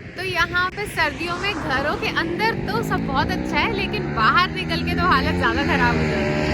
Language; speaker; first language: Hindi; native; Hindi